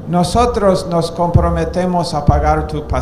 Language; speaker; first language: Spanish; non-native, fluent; English